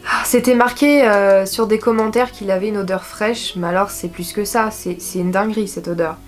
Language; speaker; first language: French; native; French